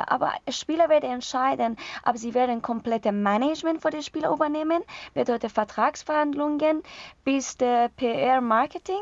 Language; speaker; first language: German; non-native, learner; Persian